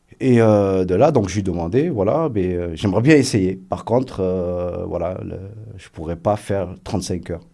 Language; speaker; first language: French; early bilingual, other home language; Arabic